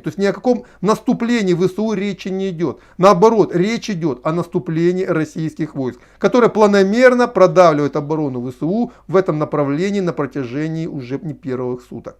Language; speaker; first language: Russian; native; Russian